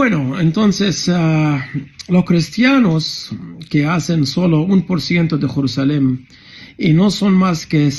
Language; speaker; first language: Spanish; non-native, fluent; Arabic